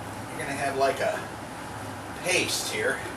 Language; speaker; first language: English; native; English